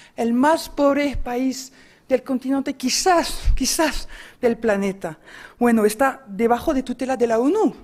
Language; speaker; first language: Spanish; non-native, fluent; French